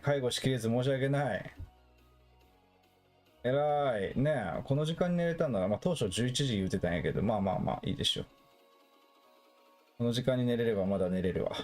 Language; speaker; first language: Japanese; native; Japanese